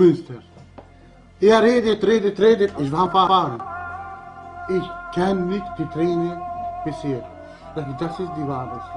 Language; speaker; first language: German; early bilingual, other home language; Albanian